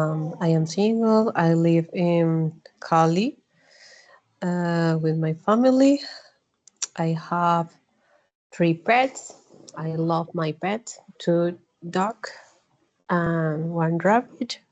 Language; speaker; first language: English; non-native, learner; Spanish